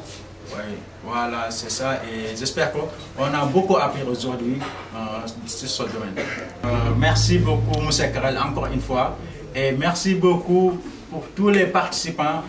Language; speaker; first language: French; non-native, local second language; Wolof